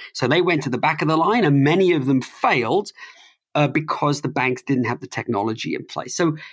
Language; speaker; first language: English; native; English